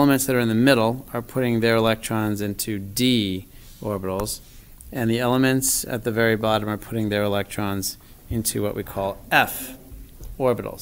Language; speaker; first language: English; native; English